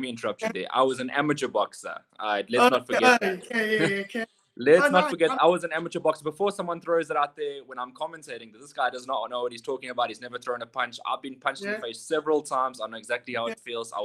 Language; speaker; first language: English; native; English